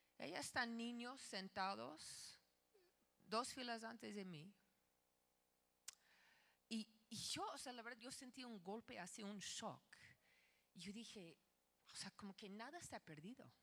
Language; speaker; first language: Spanish; non-native, fluent; English